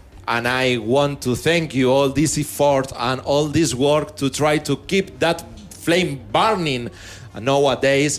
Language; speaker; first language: English; non-native, fluent; Spanish